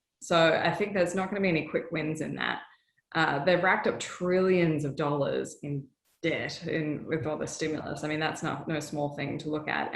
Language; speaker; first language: English; native; English